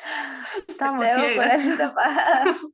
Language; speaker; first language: Spanish; native; Spanish